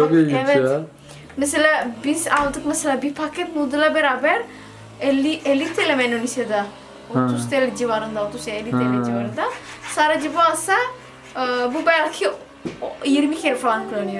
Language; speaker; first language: Turkish; non-native, learner; Indonesian